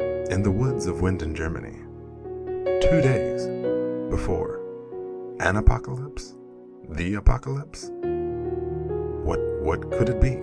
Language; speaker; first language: English; native; English